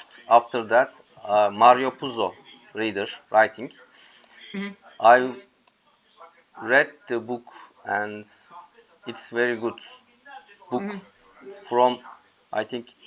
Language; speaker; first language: English; non-native, learner; Turkish